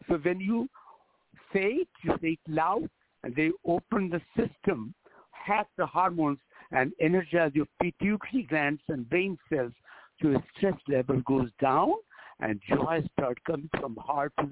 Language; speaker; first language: English; non-native, local second language; Hindi